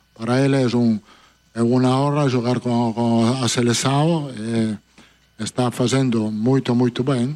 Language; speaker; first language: Spanish; non-native, fluent; Italian